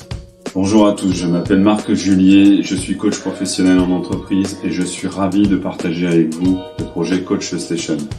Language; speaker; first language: French; native; French